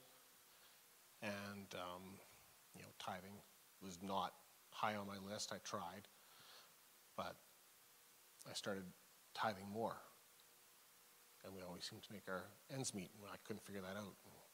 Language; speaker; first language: English; native; English